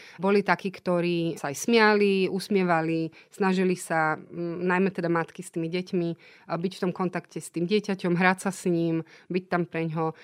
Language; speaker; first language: Slovak; native; Slovak